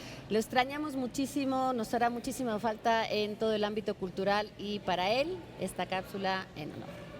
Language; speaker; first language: Spanish; native; Spanish